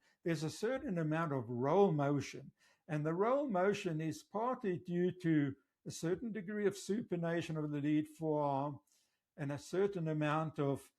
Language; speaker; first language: English; native; English